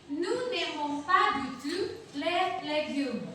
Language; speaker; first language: French; non-native, learner; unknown